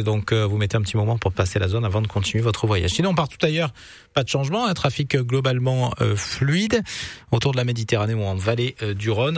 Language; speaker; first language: French; native; French